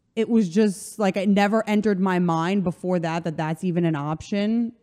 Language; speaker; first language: English; early bilingual, other home language; Slovenian